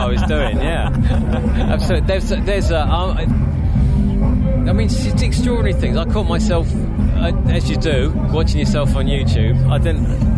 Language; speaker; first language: English; native; English